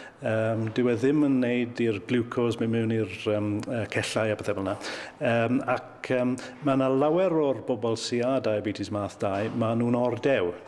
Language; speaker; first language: Welsh; native; Welsh